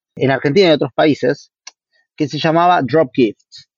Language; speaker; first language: Spanish; native; Spanish